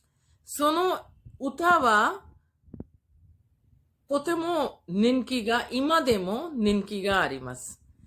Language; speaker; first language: Japanese; non-native, fluent; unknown